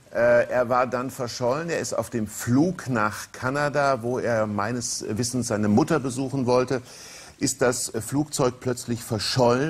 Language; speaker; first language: German; native; German